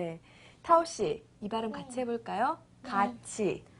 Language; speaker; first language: Korean; native; Korean